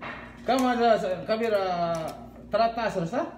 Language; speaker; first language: Arabic; non-native, learner; Filipino